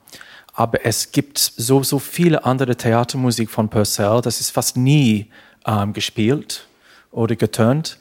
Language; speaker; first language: German; non-native, learner; English